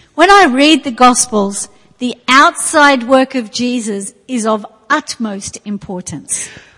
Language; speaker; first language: English; native; English